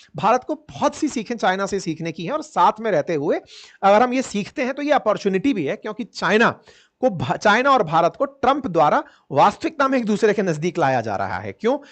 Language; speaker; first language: Hindi; native; Hindi